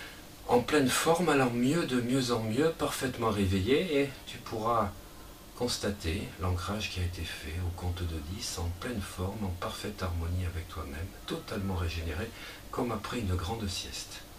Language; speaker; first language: French; native; French